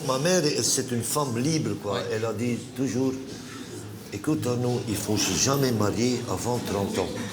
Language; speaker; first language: French; non-native, local second language; Dutch